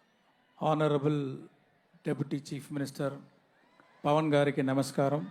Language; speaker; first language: Telugu; non-native, learner; Tamil